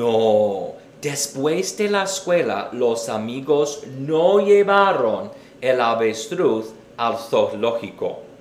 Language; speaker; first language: Spanish; non-native, fluent; English